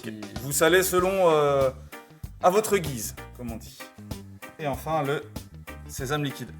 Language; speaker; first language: French; native; French